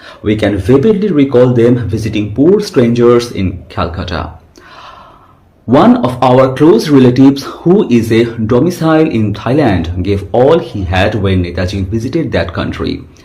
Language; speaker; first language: English; non-native, local second language; Bangla